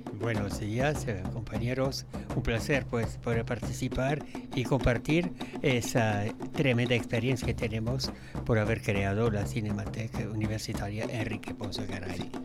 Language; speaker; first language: Spanish; non-native, fluent; French